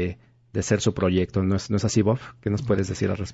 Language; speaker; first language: Spanish; native; Spanish